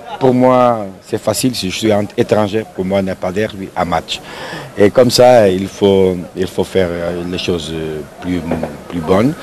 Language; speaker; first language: French; non-native, fluent; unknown